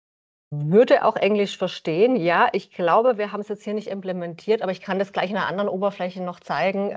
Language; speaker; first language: German; native; German